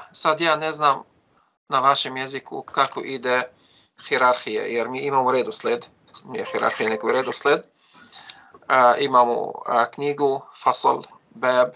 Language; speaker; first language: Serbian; non-native, fluent; Arabic